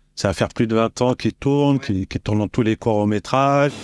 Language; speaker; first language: French; native; French